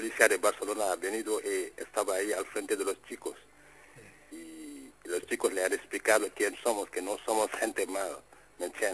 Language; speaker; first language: Spanish; non-native, fluent; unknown